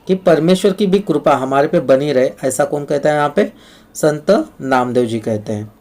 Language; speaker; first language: Hindi; non-native, local second language; Marathi